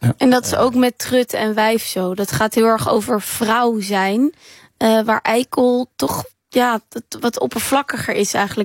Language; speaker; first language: Dutch; native; Dutch